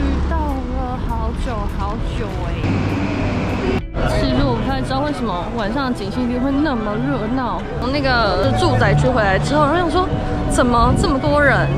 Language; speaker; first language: Chinese; native; Chinese